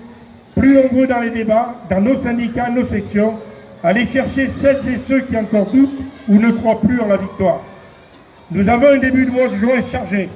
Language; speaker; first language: French; native; French